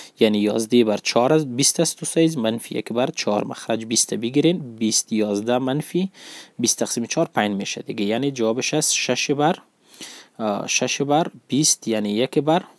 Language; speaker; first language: Persian; non-native, local second language; Pashto